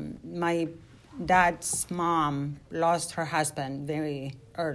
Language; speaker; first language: English; non-native, fluent; Spanish